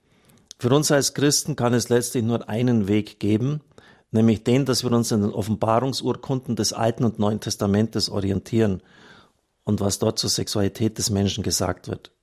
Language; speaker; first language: German; native; German